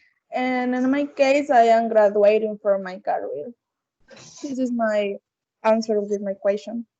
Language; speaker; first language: English; non-native, learner; Spanish